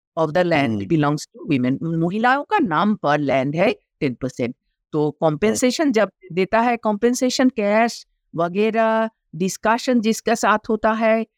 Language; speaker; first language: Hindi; non-native, local second language; Bangla